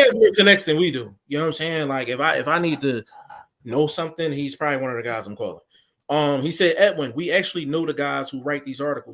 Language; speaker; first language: English; native; English